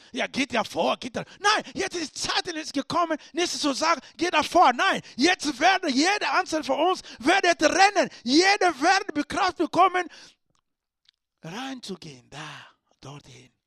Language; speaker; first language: German; non-native, learner; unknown